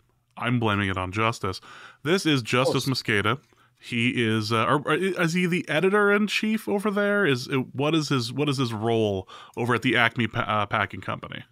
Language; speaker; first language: English; native; English